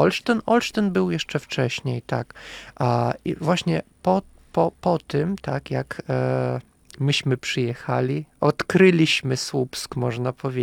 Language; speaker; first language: Polish; non-native, fluent; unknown